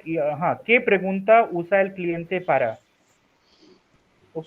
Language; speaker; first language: Spanish; non-native, fluent; Hindi